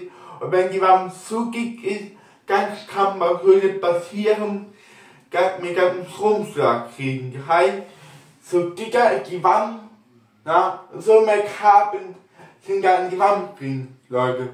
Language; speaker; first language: German; non-native, local second language; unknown